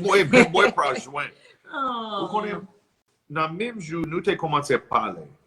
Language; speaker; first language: Haitian Creole; non-native, learner; English